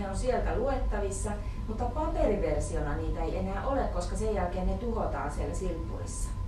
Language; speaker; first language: Finnish; native; Finnish